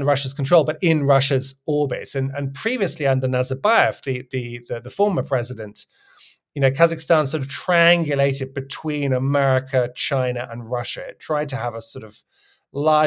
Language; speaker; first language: English; native; English